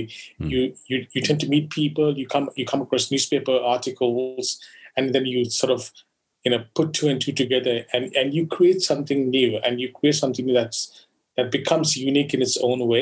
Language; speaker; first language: English; non-native, local second language; Konkani